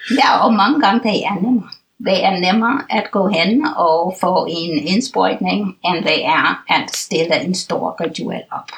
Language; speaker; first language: Danish; non-native, fluent; English